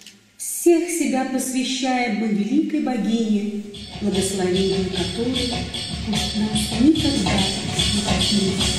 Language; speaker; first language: Russian; native; Russian